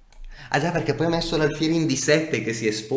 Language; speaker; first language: Italian; native; Italian